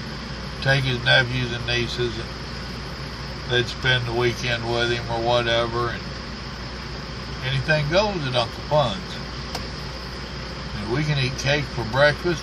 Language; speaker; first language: English; native; English